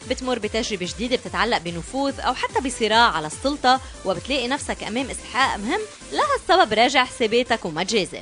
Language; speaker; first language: Arabic; native; Arabic